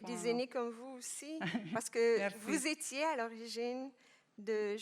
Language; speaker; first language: French; non-native, local second language; Arabic